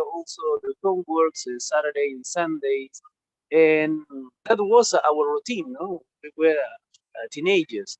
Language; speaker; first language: English; non-native, learner; Spanish